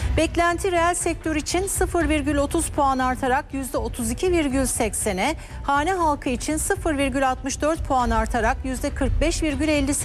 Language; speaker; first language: Turkish; native; Turkish